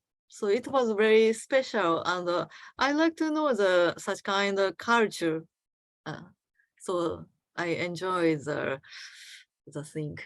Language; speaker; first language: English; non-native, learner; Japanese